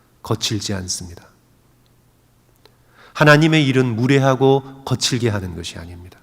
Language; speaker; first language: Korean; native; Korean